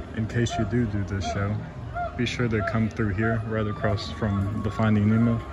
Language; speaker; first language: English; native; English